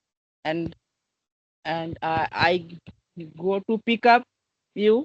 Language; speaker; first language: English; non-native, learner; Bangla